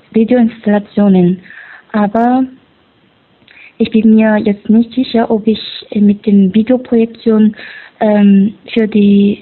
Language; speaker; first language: German; non-native, fluent; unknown